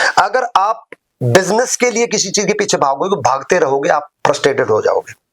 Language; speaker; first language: Hindi; native; Hindi